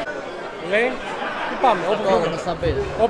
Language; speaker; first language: Greek; native; Greek